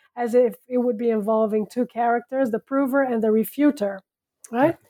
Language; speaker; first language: English; non-native, fluent; Portuguese